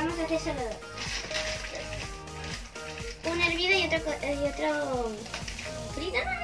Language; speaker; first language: Spanish; early bilingual, heritage; Spanish